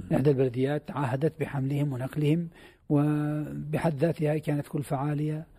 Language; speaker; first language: Arabic; native; Arabic